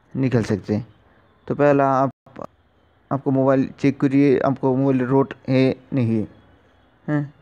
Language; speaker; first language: Hindi; non-native, learner; Bangla